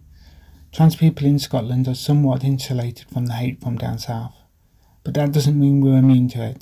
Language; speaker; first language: English; native; English